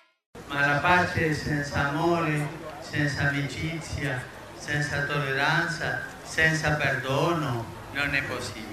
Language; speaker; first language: Italian; non-native, fluent; Spanish